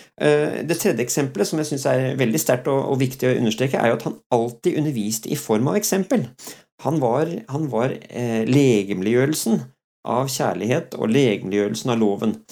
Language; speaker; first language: Norwegian; early bilingual, other home language; Dutch